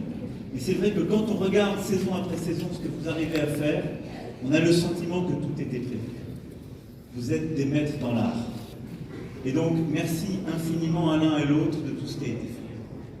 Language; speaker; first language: French; native; French